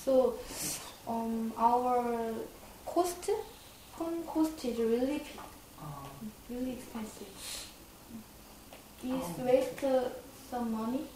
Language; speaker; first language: English; non-native, learner; Korean